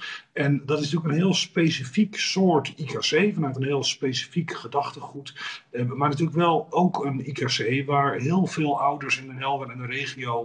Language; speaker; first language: Dutch; native; Dutch